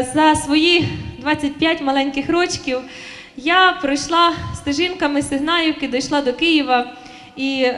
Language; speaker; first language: Ukrainian; native; Ukrainian